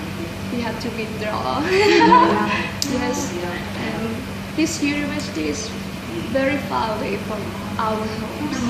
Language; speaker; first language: English; non-native, learner; Thai